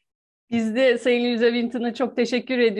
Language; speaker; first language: Turkish; native; Turkish